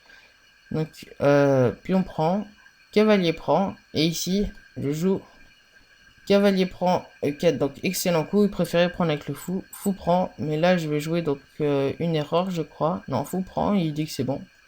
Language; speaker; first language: French; native; French